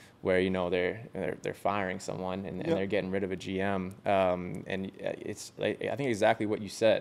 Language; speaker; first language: English; native; English